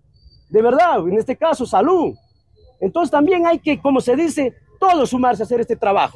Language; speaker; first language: Spanish; native; Spanish